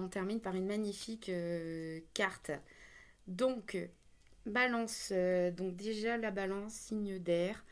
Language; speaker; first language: French; native; French